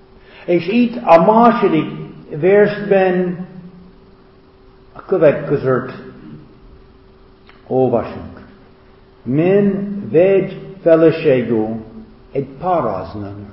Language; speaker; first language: Hungarian; non-native, fluent; English